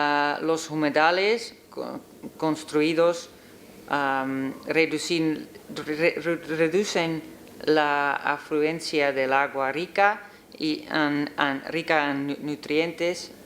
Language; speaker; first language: Spanish; non-native, learner; Dutch